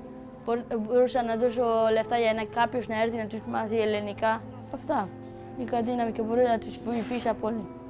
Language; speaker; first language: Greek; early bilingual, other home language; Persian